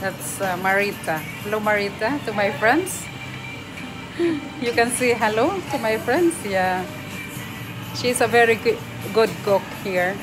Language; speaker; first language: English; non-native, learner; Filipino